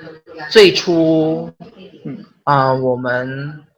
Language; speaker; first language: Chinese; non-native, learner; Filipino